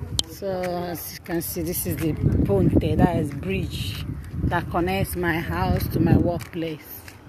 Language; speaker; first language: English; non-native, local second language; Igbo